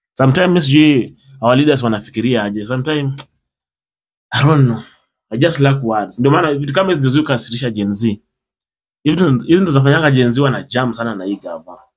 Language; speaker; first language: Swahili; native; Swahili